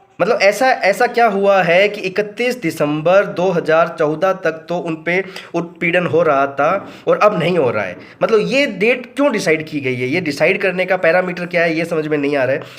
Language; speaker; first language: Hindi; native; Hindi